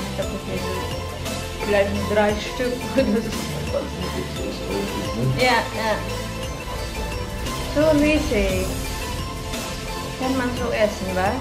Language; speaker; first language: German; non-native, learner; Filipino